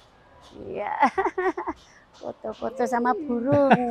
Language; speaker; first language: Indonesian; native; Indonesian